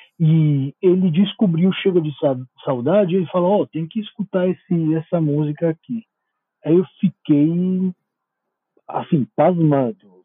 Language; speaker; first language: Portuguese; non-native, fluent; Italian